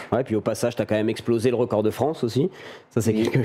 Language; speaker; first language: French; native; French